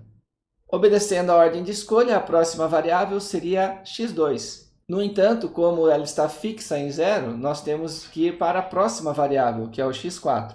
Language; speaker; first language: Portuguese; native; Portuguese